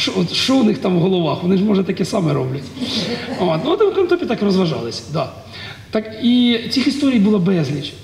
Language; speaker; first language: Ukrainian; native; Ukrainian